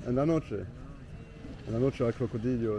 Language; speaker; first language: Spanish; non-native, learner; English